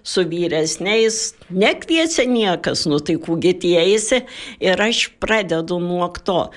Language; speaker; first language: Lithuanian; native; Lithuanian